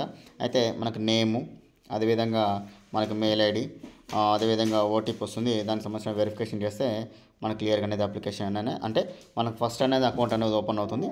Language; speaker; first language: Telugu; native; Telugu